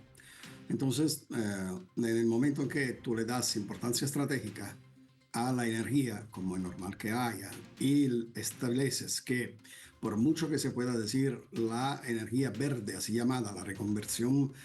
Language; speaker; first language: Spanish; non-native, fluent; Italian